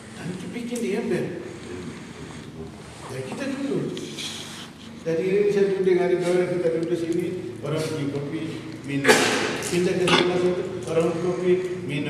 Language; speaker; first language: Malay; non-native, local second language; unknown